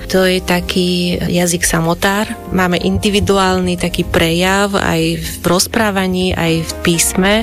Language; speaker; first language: Slovak; non-native, fluent; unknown